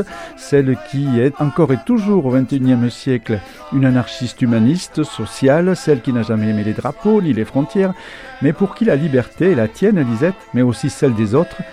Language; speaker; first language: French; native; French